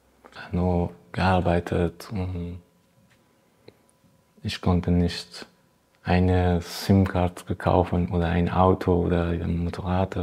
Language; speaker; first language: German; non-native, learner; Persian